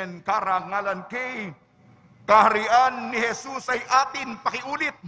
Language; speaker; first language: Filipino; native; Filipino